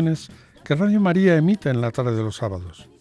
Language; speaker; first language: Spanish; native; Spanish